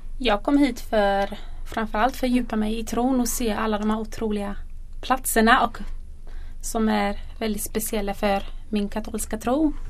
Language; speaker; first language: Swedish; early bilingual, other home language; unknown